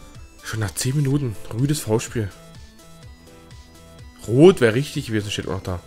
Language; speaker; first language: German; native; German